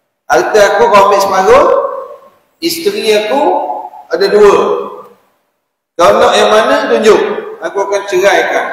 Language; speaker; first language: Malay; native; Malay